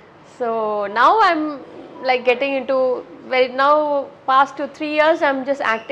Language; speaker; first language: Telugu; non-native, local second language; Tamil